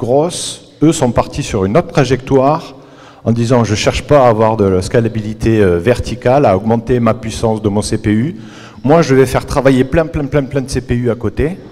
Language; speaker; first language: French; native; French